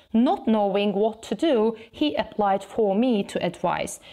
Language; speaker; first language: English; non-native, fluent; Azerbaijani